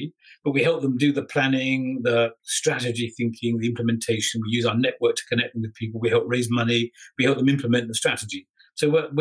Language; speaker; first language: English; native; English